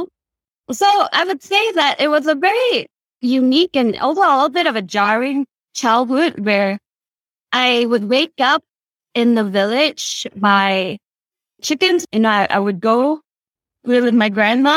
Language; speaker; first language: English; non-native, local second language; Cantonese